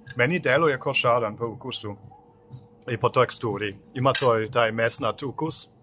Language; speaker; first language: Croatian; non-native, fluent; German